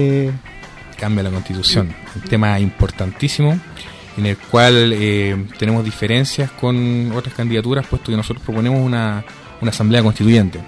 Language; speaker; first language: Spanish; native; Spanish